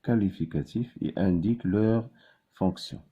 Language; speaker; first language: French; non-native, local second language; Arabic